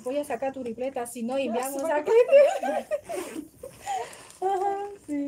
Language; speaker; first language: Spanish; non-native, learner; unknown